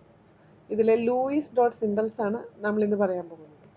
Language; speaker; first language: Malayalam; native; Malayalam